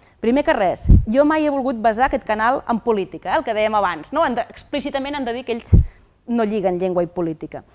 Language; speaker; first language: Catalan; native; Catalan